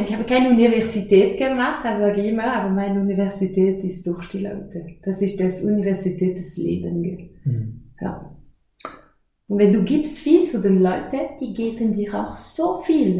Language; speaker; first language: German; non-native, fluent; French